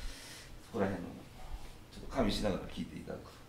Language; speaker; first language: Japanese; native; Japanese